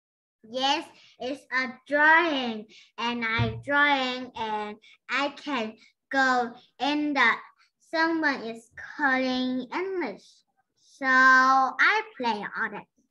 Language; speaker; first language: English; non-native, learner; Vietnamese